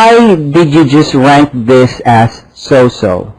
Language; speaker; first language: English; non-native, fluent; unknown